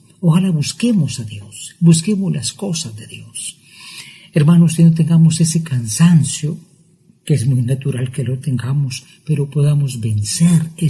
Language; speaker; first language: Spanish; native; Spanish